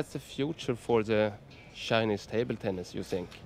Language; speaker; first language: English; non-native, fluent; Swedish